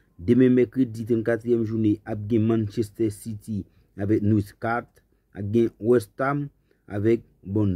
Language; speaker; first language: French; non-native, learner; Haitian Creole